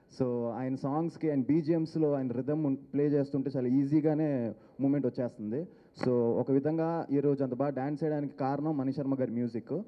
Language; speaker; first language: Telugu; native; Telugu